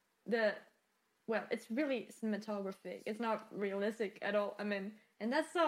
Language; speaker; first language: English; non-native, fluent; French